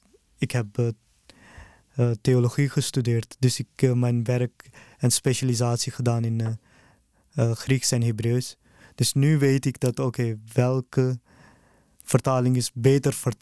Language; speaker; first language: Dutch; early bilingual, other home language; Urdu